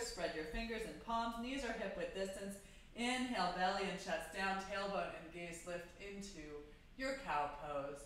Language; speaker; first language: English; native; English